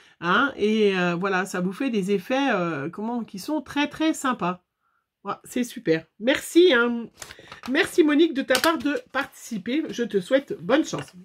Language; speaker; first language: French; native; French